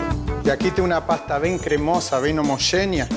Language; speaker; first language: Portuguese; non-native, fluent; Spanish